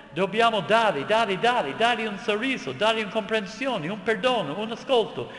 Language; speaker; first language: Italian; non-native, fluent; English